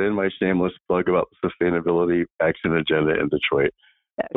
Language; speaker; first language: English; native; English